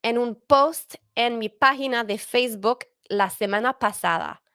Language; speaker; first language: Spanish; non-native, fluent; English